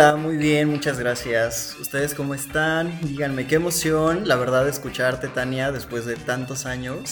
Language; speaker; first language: Spanish; native; Spanish